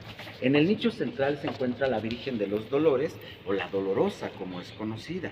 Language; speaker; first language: Spanish; native; Spanish